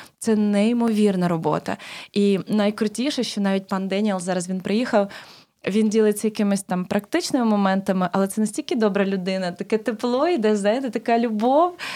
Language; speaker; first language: Ukrainian; native; Ukrainian